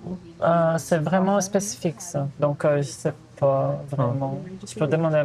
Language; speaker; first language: French; non-native, fluent; Portuguese